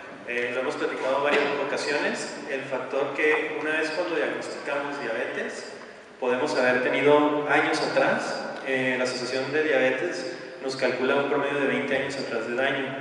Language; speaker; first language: Spanish; native; Spanish